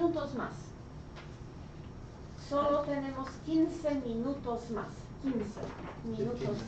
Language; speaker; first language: Spanish; non-native, learner; English